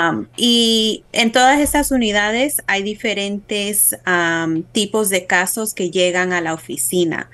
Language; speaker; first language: Spanish; early bilingual, heritage; Spanish